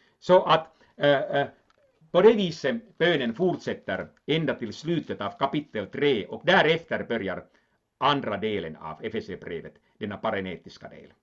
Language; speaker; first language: Swedish; non-native, local second language; Finnish